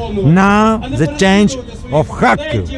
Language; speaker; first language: English; non-native, learner; Ukrainian